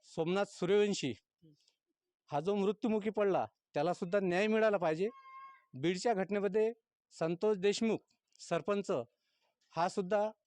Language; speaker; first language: Marathi; native; Marathi